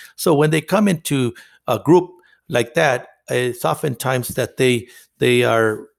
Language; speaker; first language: English; non-native, fluent; Spanish